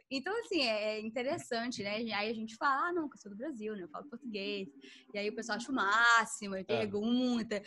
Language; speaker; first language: Portuguese; native; Portuguese